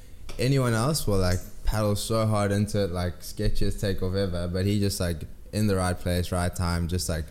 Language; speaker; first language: English; native; English